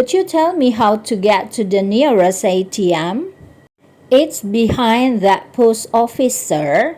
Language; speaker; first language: English; non-native, fluent; Indonesian